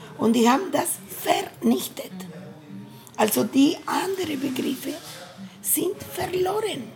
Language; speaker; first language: German; non-native, learner; Spanish